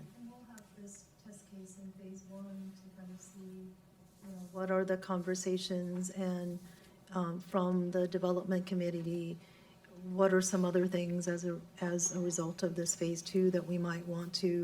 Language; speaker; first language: English; non-native, local second language; Cantonese